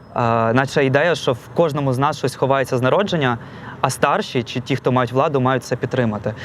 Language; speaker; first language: Ukrainian; non-native, local second language; Russian